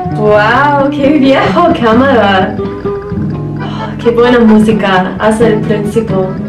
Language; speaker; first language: Spanish; early bilingual, heritage; Spanish